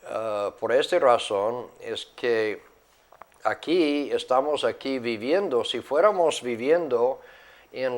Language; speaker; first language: Spanish; non-native, fluent; English